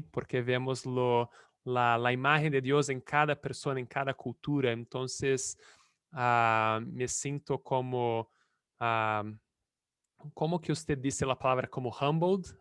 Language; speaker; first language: Spanish; non-native, fluent; Portuguese